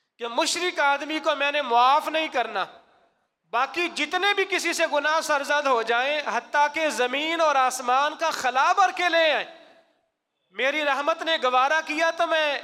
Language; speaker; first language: Urdu; non-native, local second language; Punjabi